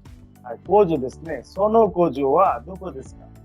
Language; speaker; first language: Japanese; non-native, fluent; Bangla